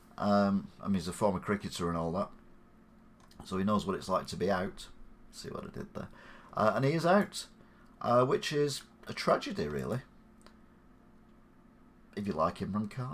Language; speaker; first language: English; native; English